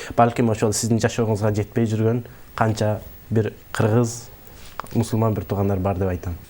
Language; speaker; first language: Kyrgyz; early bilingual, heritage; Kyrgyz